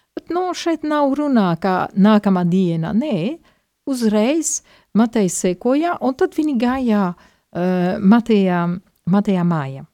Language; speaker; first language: Latvian; native; Latvian